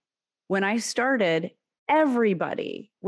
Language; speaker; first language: English; early bilingual, other home language; Serbian